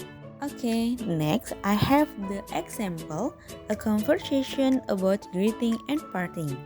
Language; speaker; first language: English; non-native, learner; Indonesian